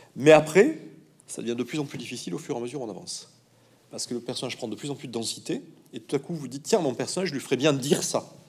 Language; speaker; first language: French; native; French